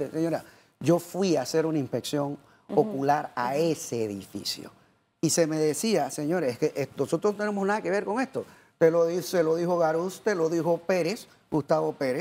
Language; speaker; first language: Spanish; native; Spanish